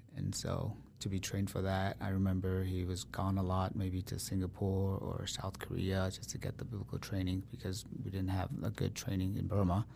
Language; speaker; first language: English; early bilingual, other home language; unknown